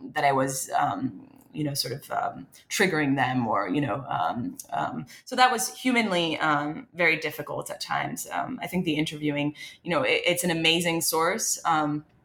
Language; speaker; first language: English; non-native, fluent; French